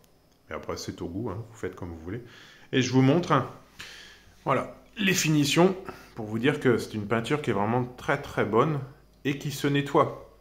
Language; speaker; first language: French; native; French